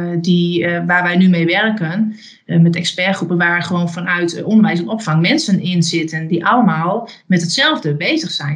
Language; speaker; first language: Dutch; native; Dutch